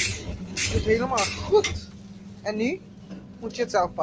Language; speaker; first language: Dutch; non-native, fluent; Spanish